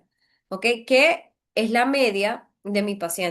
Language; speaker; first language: Spanish; native; Spanish